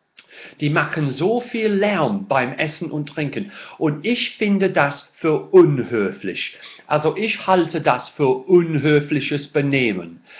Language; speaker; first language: German; non-native, fluent; English